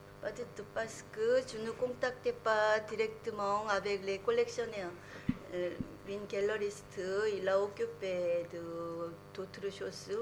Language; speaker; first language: French; non-native, learner; Korean